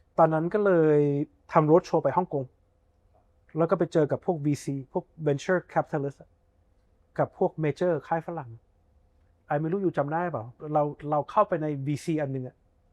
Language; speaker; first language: Thai; early bilingual, heritage; Thai